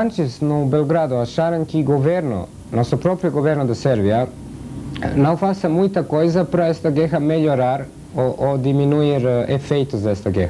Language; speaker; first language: Portuguese; non-native, fluent; Serbian